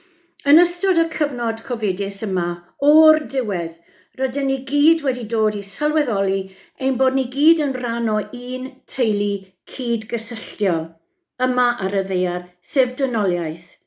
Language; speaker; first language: Welsh; native; Welsh